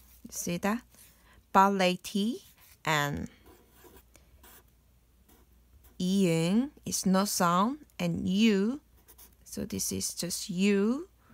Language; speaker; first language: English; non-native, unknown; Korean